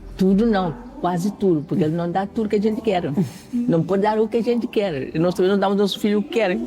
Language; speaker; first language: Portuguese; non-native, local second language; Kabuverdianu